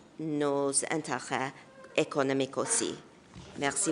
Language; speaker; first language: French; non-native, local second language; English